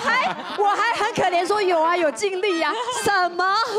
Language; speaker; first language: Chinese; native; Chinese